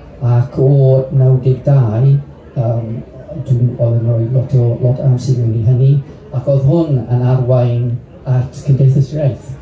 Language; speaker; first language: Welsh; non-native, local second language; English